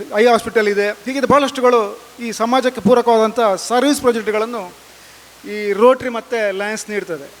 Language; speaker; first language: Kannada; native; Kannada